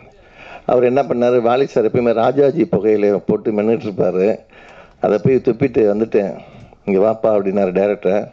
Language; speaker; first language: Tamil; native; Tamil